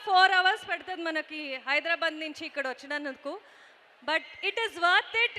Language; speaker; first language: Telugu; non-native, local second language; Kannada